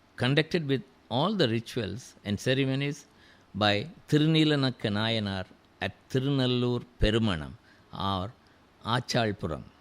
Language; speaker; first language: English; non-native, local second language; Tamil